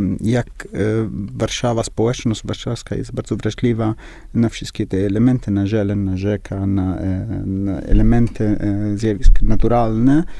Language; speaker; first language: Polish; non-native, learner; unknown